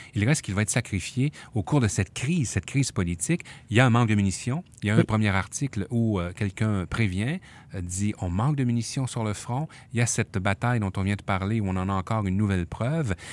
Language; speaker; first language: French; native; French